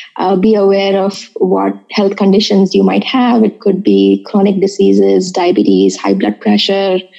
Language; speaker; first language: English; non-native, local second language; Marathi